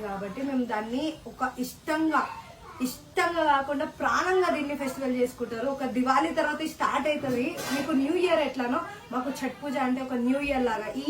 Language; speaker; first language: Telugu; non-native, local second language; Hindi